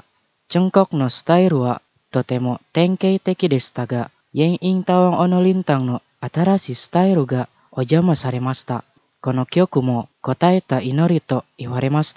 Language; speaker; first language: Japanese; non-native, fluent; Indonesian